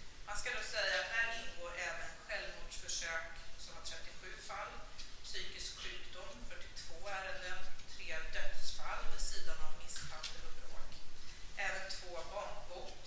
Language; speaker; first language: Swedish; native; Swedish